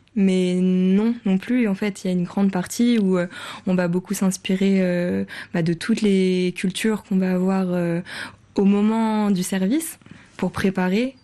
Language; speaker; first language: French; native; French